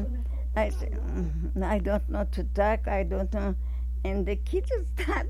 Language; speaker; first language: English; non-native, learner; Armenian